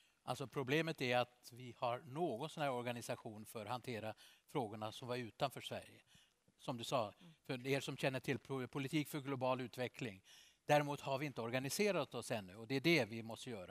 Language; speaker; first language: Swedish; native; Swedish